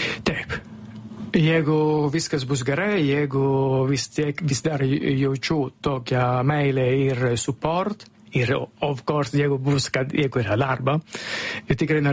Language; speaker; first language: Lithuanian; non-native, fluent; Italian